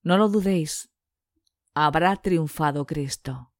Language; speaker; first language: Spanish; non-native, local second language; Basque